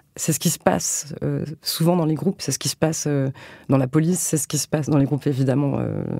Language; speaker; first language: French; native; French